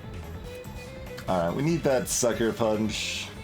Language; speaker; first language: English; native; English